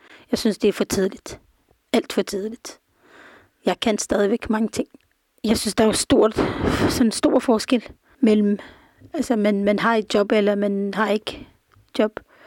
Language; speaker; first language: Danish; non-native, fluent; Arabic